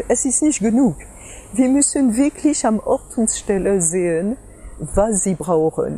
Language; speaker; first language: German; non-native, fluent; French